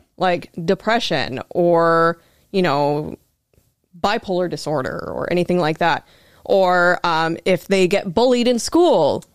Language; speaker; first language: English; native; English